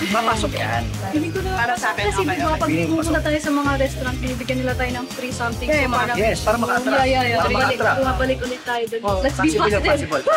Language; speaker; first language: Filipino; native; Filipino